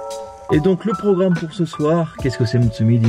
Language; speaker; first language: French; native; French